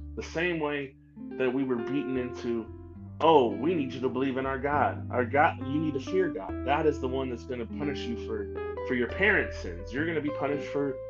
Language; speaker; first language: English; native; English